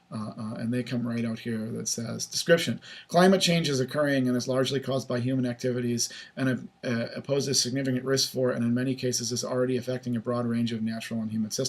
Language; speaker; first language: English; native; English